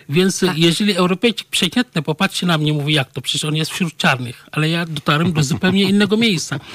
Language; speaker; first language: Polish; non-native, fluent; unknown